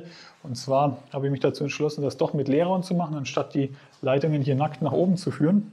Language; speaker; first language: German; native; German